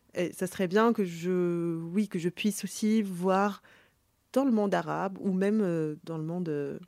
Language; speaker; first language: French; non-native, local second language; Arabic